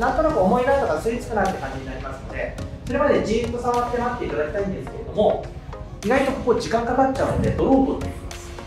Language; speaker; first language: Japanese; native; Japanese